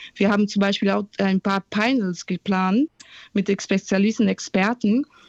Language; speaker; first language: German; non-native, fluent; Portuguese